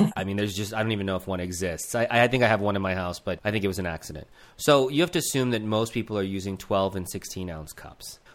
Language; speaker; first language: English; early bilingual, other home language; Gujarati